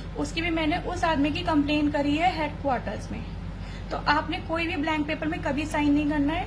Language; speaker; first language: Hindi; native; Hindi